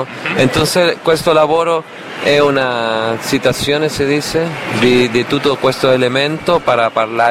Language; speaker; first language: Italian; non-native, learner; Spanish